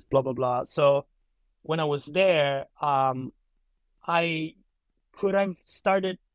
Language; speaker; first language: English; non-native, fluent; Italian